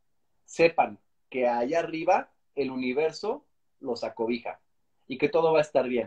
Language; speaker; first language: Spanish; native; Spanish